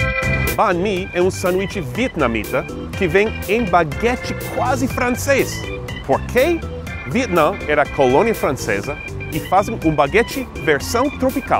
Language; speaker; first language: Portuguese; non-native, fluent; English